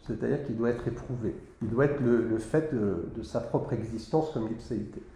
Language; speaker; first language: French; native; French